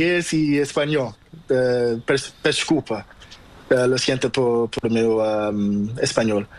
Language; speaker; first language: Spanish; non-native, learner; Portuguese